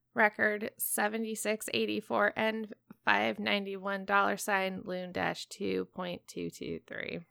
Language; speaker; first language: English; native; English